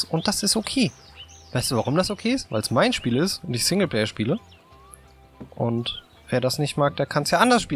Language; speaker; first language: German; native; German